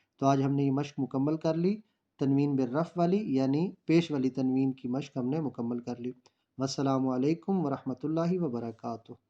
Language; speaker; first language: Urdu; native; Urdu